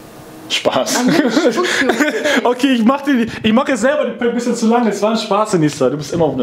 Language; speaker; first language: German; native; German